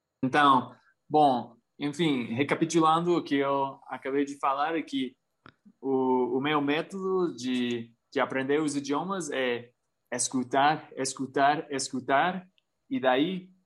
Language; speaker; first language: Portuguese; non-native, fluent; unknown